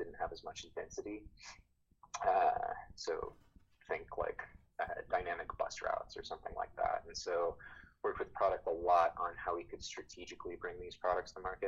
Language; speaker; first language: English; native; English